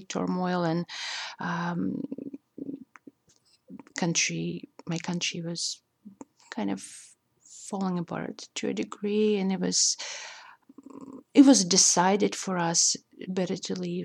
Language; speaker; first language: English; non-native, fluent; Russian